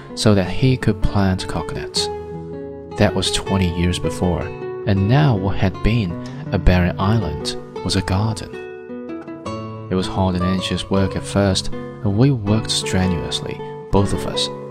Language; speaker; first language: English; non-native, fluent; Chinese